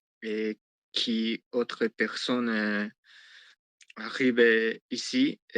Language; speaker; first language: French; non-native, learner; Spanish